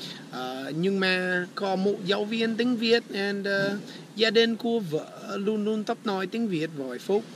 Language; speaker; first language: Vietnamese; non-native, learner; English